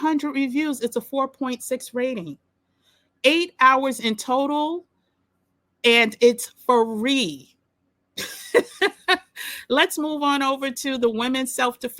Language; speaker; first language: English; native; English